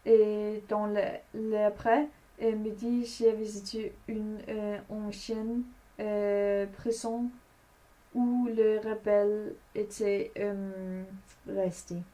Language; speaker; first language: French; non-native, learner; Danish